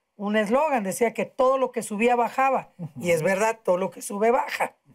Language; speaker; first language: Spanish; native; Spanish